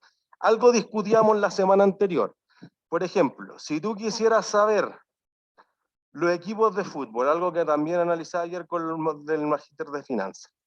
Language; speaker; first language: Spanish; native; Spanish